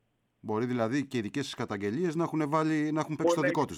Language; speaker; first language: Greek; native; Greek